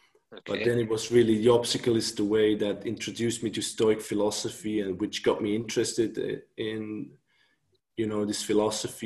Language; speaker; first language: English; non-native, fluent; Swiss German